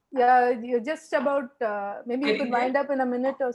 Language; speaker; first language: English; non-native, local second language; Tamil